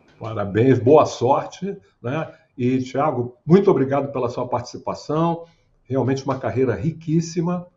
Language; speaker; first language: Portuguese; native; Portuguese